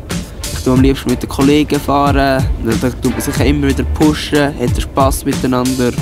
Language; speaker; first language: German; native; German